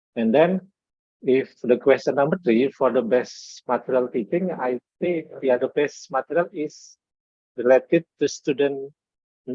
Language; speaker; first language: English; non-native, learner; Indonesian